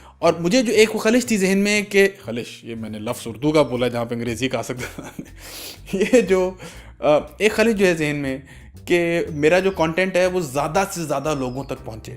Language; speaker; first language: Urdu; native; Urdu